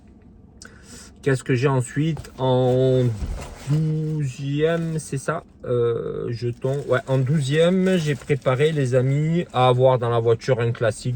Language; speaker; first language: French; native; French